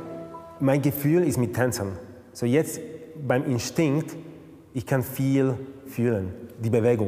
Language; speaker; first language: German; non-native, fluent; Slovak